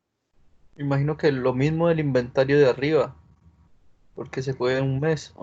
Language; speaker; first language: Spanish; native; Spanish